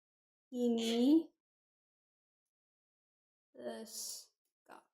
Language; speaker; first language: Japanese; non-native, learner; English